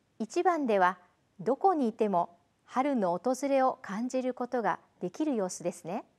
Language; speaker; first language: Japanese; native; Japanese